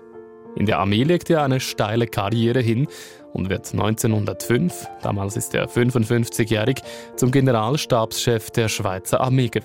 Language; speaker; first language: German; native; German